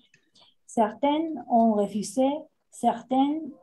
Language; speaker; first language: French; non-native, fluent; Spanish